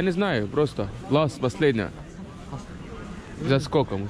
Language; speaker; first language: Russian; non-native, learner; Arabic